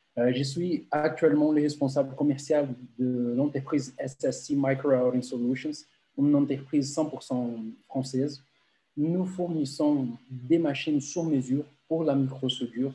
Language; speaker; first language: French; non-native, fluent; Portuguese